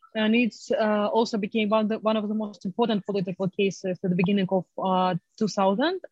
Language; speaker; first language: English; non-native, fluent; Ukrainian